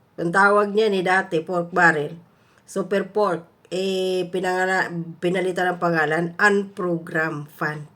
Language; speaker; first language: Filipino; native; Filipino